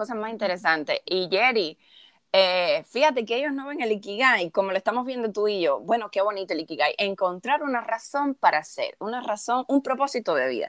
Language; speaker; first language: Spanish; native; Spanish